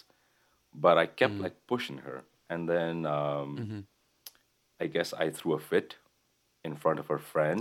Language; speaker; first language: English; non-native, local second language; Nepali